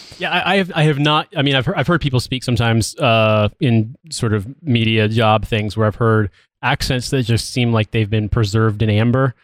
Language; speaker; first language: English; native; English